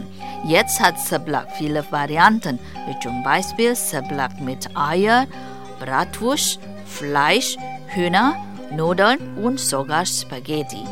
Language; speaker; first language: German; non-native, fluent; Indonesian